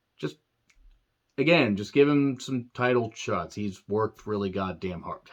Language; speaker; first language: English; native; English